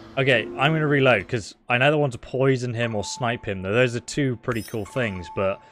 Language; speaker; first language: English; native; English